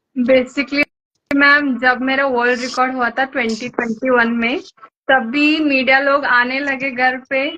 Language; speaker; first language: Hindi; non-native, local second language; Kannada